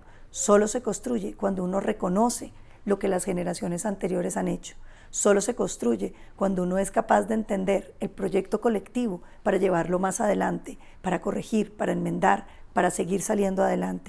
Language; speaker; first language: Spanish; native; Spanish